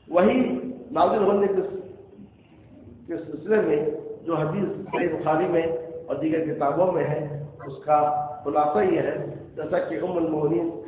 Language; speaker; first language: Urdu; native; Urdu